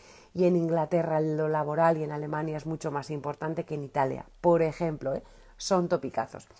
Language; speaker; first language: Spanish; native; Spanish